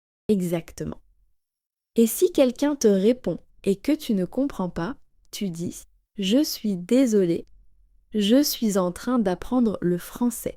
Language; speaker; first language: French; native; French